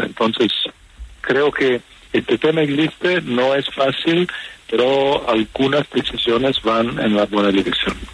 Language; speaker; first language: Spanish; non-native, fluent; Italian